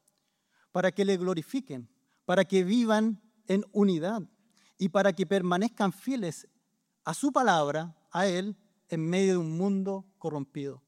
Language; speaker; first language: Spanish; native; Spanish